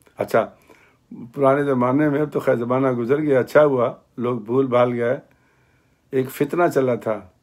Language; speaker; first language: Urdu; native; Urdu